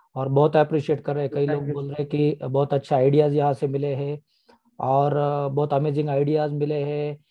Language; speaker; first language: Hindi; non-native, local second language; Marathi